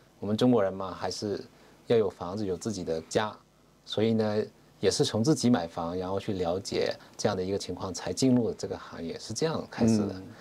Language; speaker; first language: Chinese; non-native, local second language; Cantonese